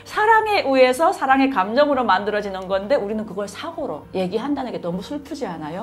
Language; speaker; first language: Korean; native; Korean